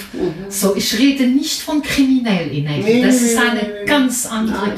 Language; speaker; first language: German; non-native, fluent; English